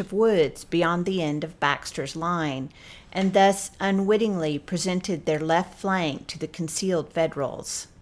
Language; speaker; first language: English; native; English